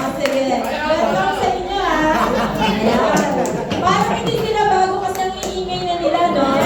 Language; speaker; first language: Filipino; native; Filipino